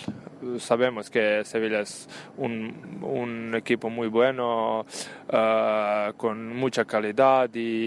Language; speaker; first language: Spanish; non-native, learner; Serbian